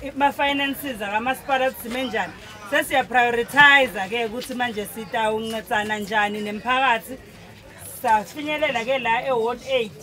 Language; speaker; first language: Zulu; non-native, local second language; Swati